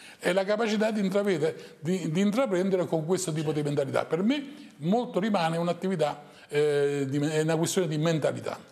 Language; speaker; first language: Italian; native; Italian